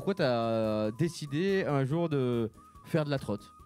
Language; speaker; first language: French; native; French